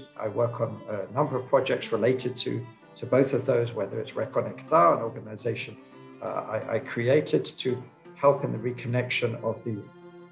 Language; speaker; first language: English; native; English